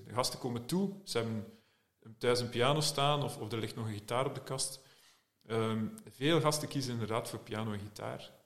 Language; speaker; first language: Dutch; native; Dutch